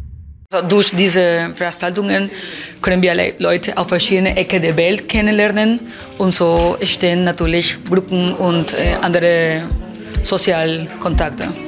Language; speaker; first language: German; non-native, fluent; Spanish